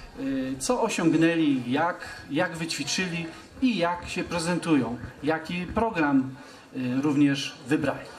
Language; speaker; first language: Polish; native; Polish